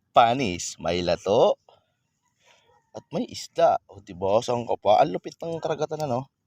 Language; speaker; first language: Filipino; non-native, local second language; Bikol